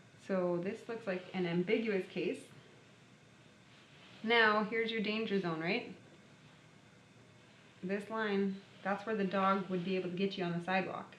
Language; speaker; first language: English; native; English